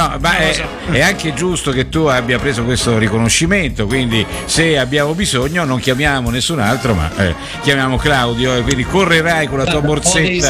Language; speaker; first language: Italian; native; Italian